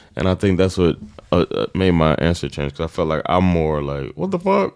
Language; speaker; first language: English; native; English